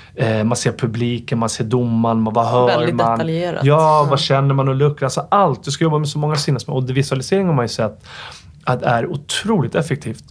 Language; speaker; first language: Swedish; native; Swedish